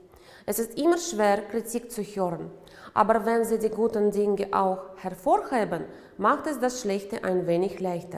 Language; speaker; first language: German; non-native, fluent; Uzbek